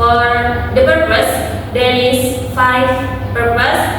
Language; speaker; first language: English; non-native, learner; Indonesian